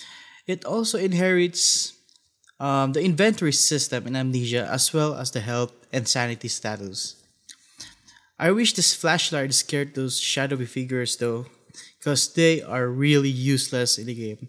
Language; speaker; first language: English; non-native, fluent; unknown